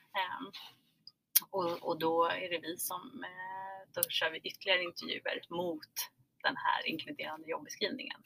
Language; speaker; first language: Swedish; early bilingual, other home language; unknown